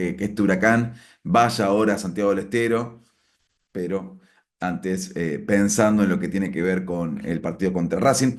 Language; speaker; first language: Spanish; native; Spanish